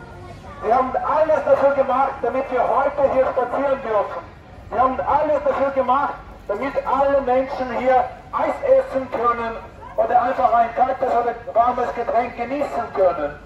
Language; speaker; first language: German; non-native, fluent; Ukrainian